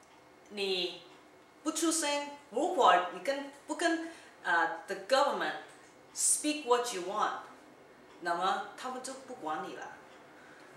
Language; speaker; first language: Chinese; early bilingual, heritage; Cantonese